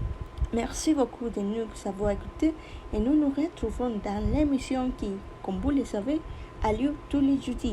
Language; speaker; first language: French; non-native, learner; Spanish